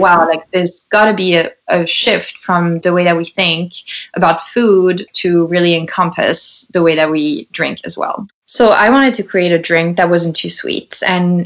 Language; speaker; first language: English; non-native, fluent; French